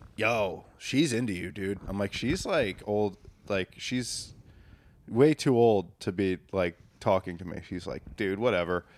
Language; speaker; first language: English; native; English